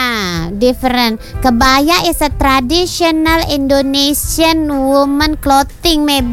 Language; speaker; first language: English; non-native, learner; Indonesian